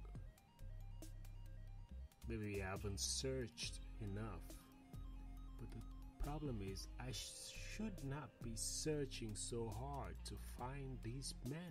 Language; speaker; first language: English; non-native, local second language; Krio